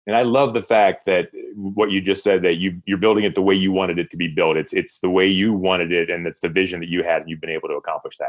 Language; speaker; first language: English; native; English